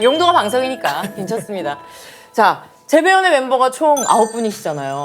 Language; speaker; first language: Korean; native; Korean